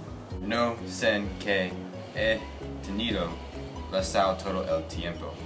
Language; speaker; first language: Spanish; non-native, learner; English